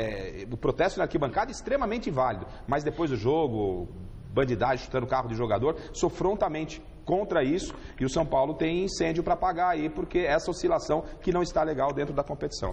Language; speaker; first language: Portuguese; native; Portuguese